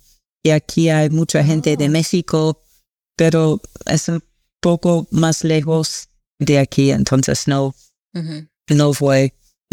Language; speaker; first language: Spanish; non-native, learner; English